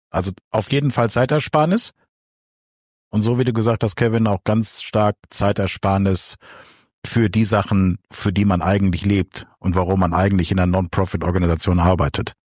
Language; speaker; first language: German; native; German